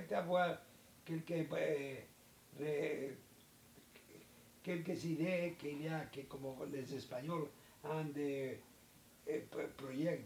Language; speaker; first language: French; non-native, learner; Spanish